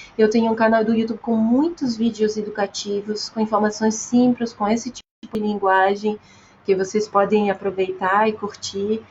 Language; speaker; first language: Portuguese; non-native, fluent; French